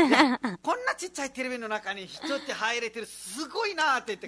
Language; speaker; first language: Japanese; non-native, fluent; Nepali